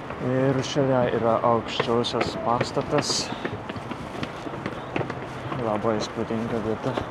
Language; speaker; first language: Lithuanian; non-native, fluent; Japanese